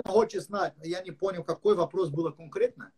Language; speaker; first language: Russian; non-native, learner; English